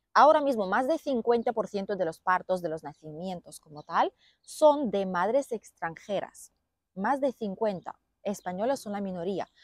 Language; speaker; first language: Spanish; non-native, fluent; Lithuanian